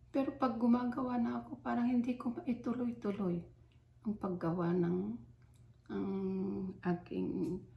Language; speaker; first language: Filipino; non-native, local second language; Iloko